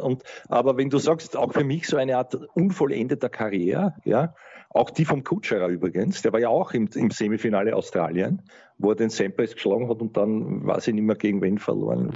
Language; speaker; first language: German; native; German